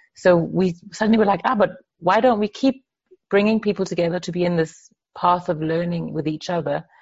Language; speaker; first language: English; non-native, fluent; Danish